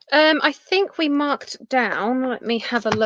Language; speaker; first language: English; native; English